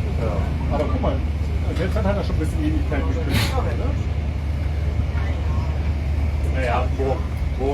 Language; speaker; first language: German; native; German